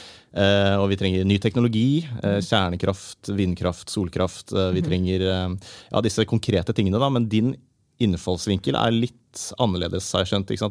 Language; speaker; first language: Norwegian; native; Norwegian